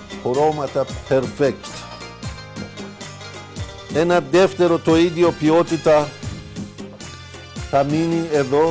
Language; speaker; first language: Greek; non-native, fluent; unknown